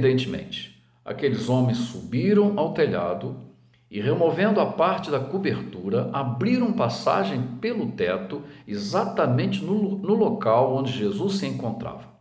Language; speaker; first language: Portuguese; native; Portuguese